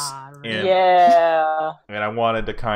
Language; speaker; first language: English; native; English